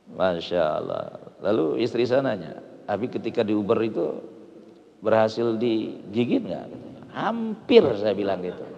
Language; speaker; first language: Indonesian; non-native, local second language; Sasak